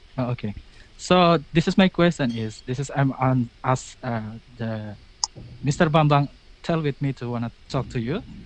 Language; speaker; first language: English; non-native, learner; Indonesian